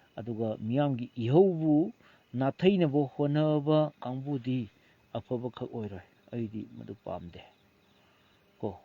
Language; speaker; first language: Manipuri; non-native, local second language; Thado Chin